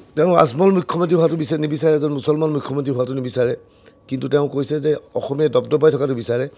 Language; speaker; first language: Assamese; native; Assamese